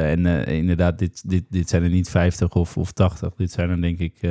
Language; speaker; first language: Dutch; native; Dutch